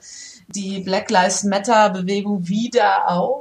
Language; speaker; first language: German; native; German